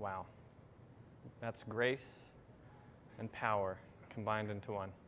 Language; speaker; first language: English; native; English